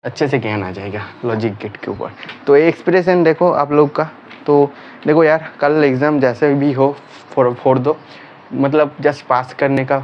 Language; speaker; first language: Hindi; non-native, local second language; Bangla